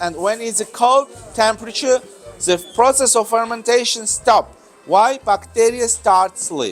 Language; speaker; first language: English; non-native, learner; Georgian